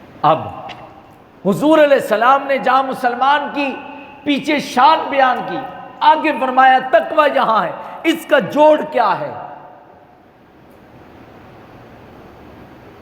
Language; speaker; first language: Urdu; native; Urdu